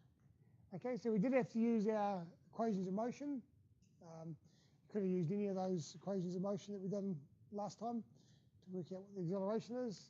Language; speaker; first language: English; native; English